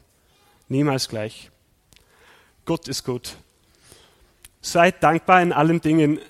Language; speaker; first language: German; non-native, fluent; English